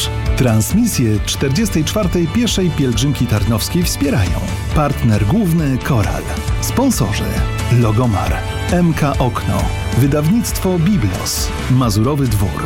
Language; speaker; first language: Polish; native; Polish